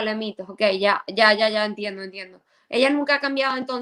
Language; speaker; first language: Spanish; native; Spanish